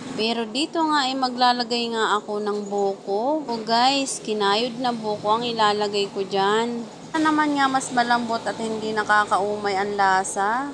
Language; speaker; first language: Filipino; non-native, local second language; Bikol